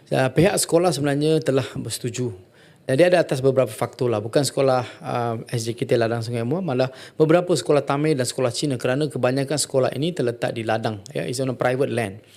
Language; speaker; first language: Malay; non-native, local second language; Tamil